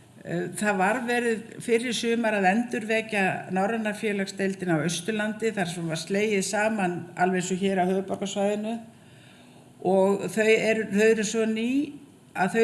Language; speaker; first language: Icelandic; native; Icelandic